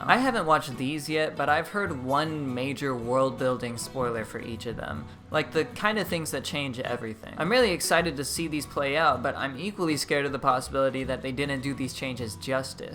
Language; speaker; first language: English; native; English